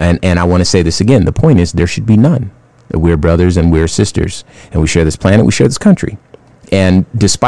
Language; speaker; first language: English; native; English